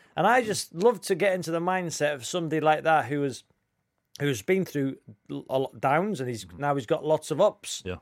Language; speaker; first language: English; native; English